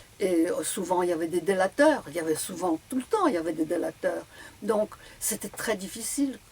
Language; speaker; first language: French; early bilingual, other home language; Polish